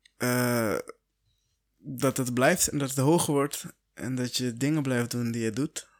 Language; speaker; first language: Dutch; non-native, fluent; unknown